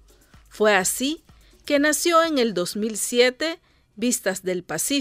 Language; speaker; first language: Spanish; native; Spanish